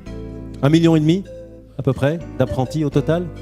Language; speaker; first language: French; native; French